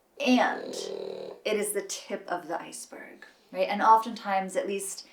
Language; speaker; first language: English; native; English